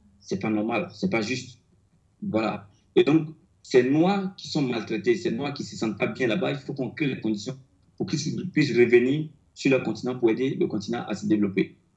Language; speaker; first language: French; non-native, local second language; Akan